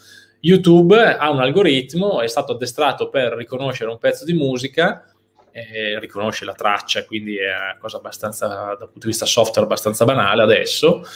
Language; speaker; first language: Italian; native; Italian